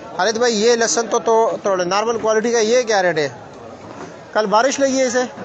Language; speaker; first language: Urdu; non-native, local second language; Pashto